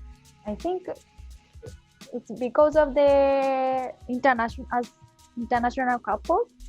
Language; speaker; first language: English; non-native, fluent; Japanese